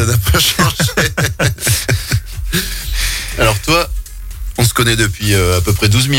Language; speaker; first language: French; native; French